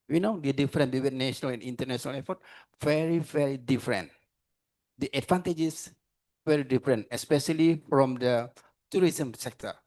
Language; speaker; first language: English; non-native, learner; Indonesian